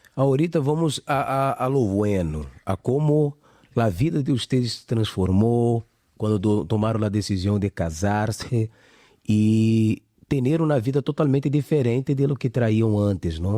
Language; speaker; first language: Spanish; non-native, fluent; Portuguese